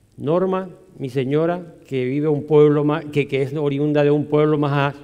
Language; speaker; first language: Spanish; native; Spanish